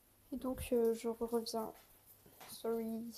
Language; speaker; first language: French; native; French